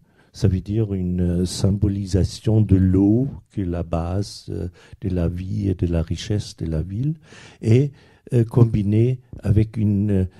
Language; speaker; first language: French; non-native, fluent; German